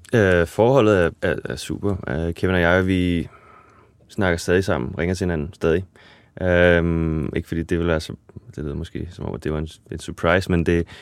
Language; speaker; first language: Danish; native; Danish